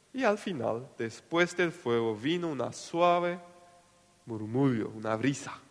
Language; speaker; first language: Spanish; non-native, local second language; Plautdietsch